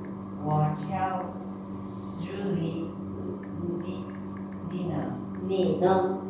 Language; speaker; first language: Chinese; non-native, learner; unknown